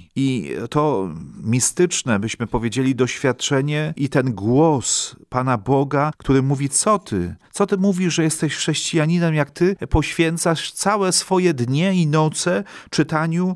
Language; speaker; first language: Polish; native; Polish